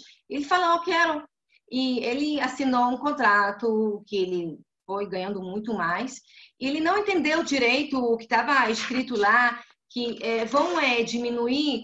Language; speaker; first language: Portuguese; non-native, fluent; Hebrew